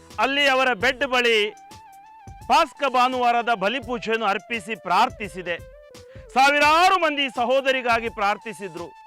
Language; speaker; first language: Kannada; native; Kannada